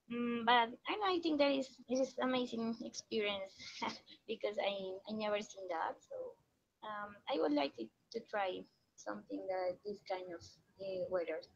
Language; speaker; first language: English; non-native, learner; Spanish